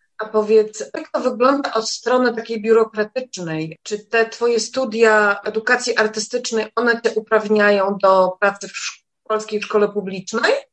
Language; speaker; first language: Polish; native; Polish